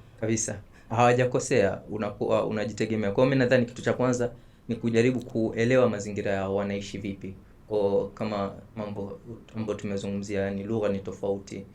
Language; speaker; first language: Swahili; native; Swahili